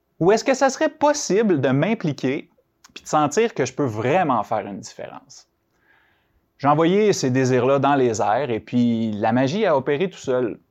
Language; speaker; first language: French; native; French